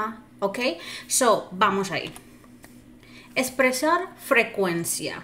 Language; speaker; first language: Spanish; non-native, fluent; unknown